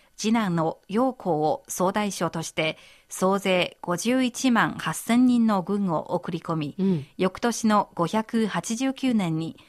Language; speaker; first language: Japanese; non-native, fluent; Chinese